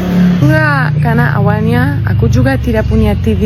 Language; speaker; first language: Indonesian; non-native, fluent; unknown